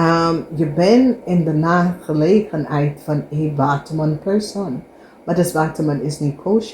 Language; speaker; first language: Dutch; non-native, fluent; English